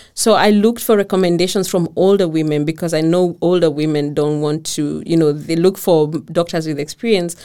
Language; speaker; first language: English; non-native, local second language; Kikuyu